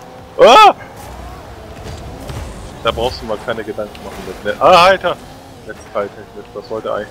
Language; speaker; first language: German; native; German